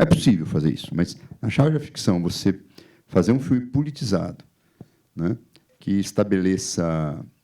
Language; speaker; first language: Portuguese; native; Portuguese